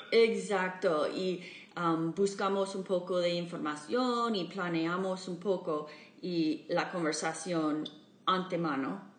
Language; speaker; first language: Spanish; non-native, fluent; English